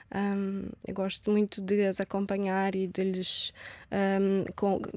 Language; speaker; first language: Portuguese; early bilingual, other home language; Romanian